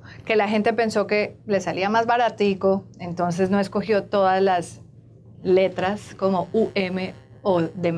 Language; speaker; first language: Spanish; native; Spanish